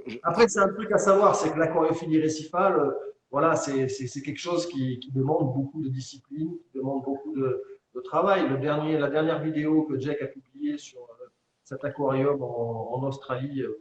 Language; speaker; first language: French; native; French